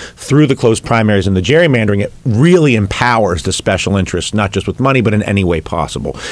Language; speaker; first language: English; native; English